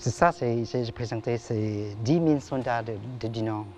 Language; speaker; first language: French; non-native, learner; Vietnamese